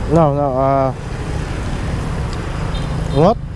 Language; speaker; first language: Vietnamese; non-native, learner; Filipino